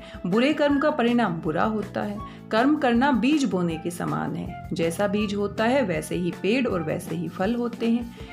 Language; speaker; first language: Hindi; native; Hindi